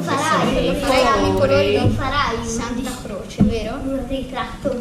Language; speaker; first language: Italian; native; Italian